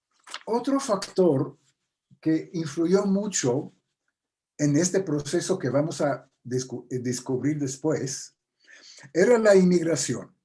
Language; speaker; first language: Spanish; non-native, fluent; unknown